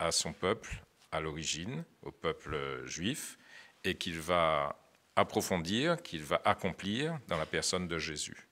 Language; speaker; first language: French; native; French